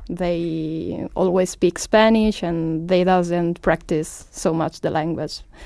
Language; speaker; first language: English; non-native, learner; Italian